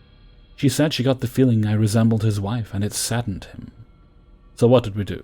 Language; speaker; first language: English; native; English